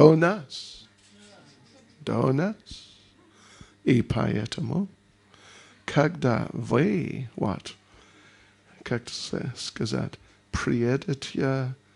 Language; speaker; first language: Russian; non-native, learner; English